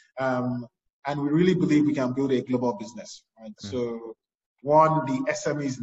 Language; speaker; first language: English; non-native, local second language; Yoruba